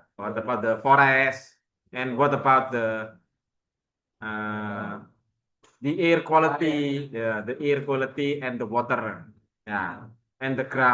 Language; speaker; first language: English; non-native, learner; Indonesian